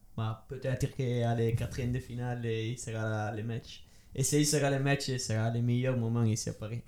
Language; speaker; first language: French; non-native, learner; Italian